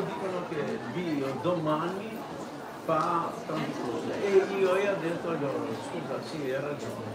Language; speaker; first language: Italian; non-native, learner; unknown